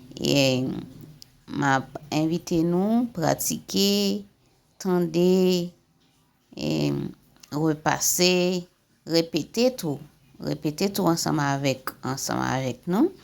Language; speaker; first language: French; non-native, local second language; Haitian Creole